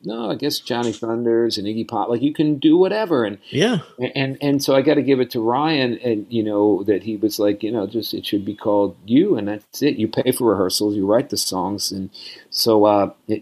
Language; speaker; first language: English; native; English